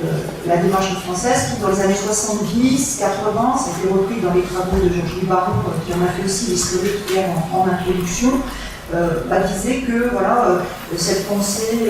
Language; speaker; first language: French; native; French